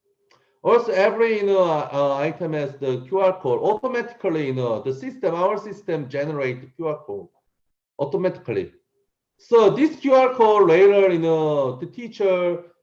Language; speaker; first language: English; non-native, learner; Korean